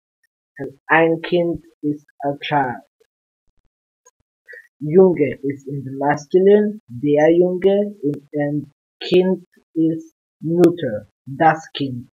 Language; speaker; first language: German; non-native, learner; English